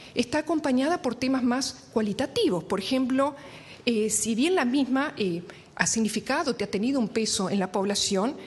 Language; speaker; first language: Spanish; native; Spanish